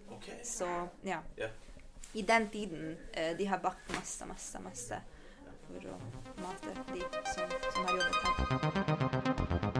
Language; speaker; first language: Norwegian; non-native, fluent; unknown